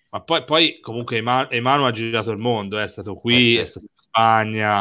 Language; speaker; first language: Italian; native; Italian